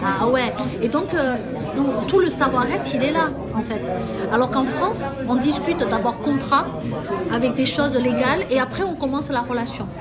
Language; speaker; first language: French; early bilingual, other home language; Chinese